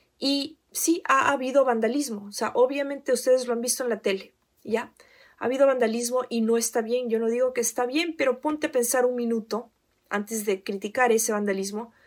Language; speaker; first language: Spanish; native; Spanish